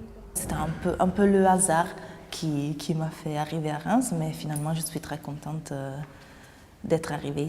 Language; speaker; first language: French; non-native, fluent; Italian